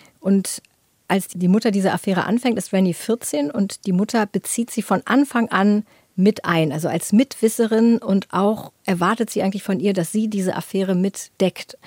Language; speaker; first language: German; native; German